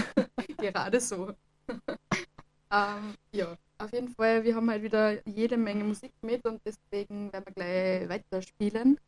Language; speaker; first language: German; native; German